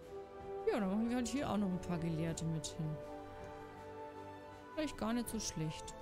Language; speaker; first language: German; native; German